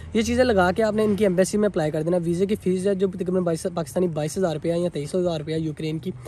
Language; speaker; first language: Urdu; non-native, local second language; Punjabi